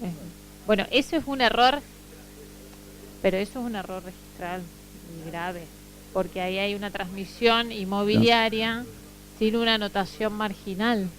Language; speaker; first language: Spanish; native; Spanish